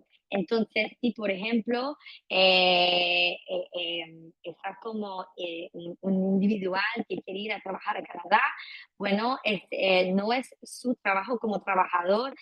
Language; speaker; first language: Spanish; non-native, fluent; French